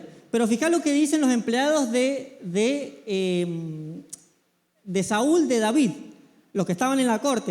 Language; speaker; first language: Spanish; native; Spanish